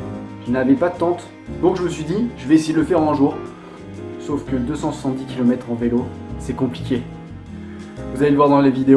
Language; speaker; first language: French; native; French